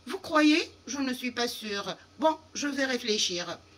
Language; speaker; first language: French; non-native, fluent; Arabic